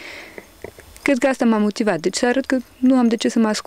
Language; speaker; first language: Romanian; early bilingual, heritage; Romanian